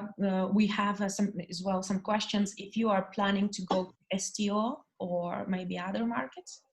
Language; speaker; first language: English; non-native, learner; Russian